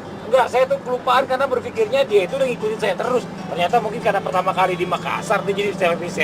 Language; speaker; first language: Indonesian; native; Indonesian